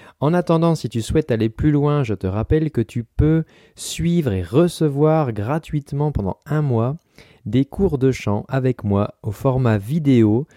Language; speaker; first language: French; native; French